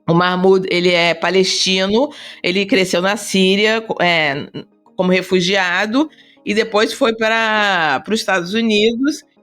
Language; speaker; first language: Portuguese; native; Portuguese